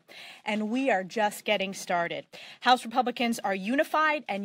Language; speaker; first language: English; native; English